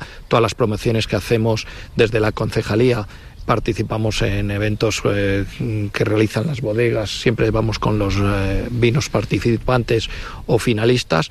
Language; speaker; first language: Spanish; native; Spanish